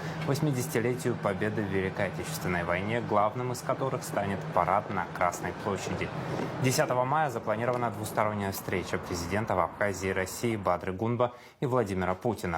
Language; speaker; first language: Russian; native; Russian